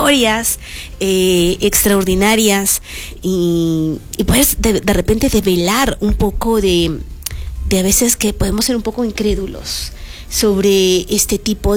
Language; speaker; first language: Spanish; native; Spanish